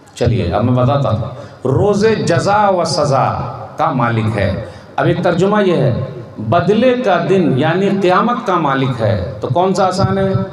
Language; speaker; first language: Urdu; native; Urdu